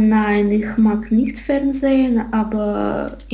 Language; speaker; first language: German; non-native, learner; Russian